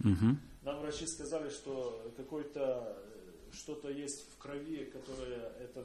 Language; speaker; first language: Polish; non-native, learner; Russian